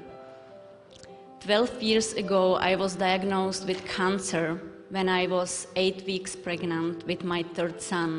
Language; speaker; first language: English; non-native, learner; Czech